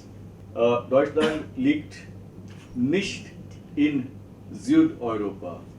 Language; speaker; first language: German; non-native, fluent; Marathi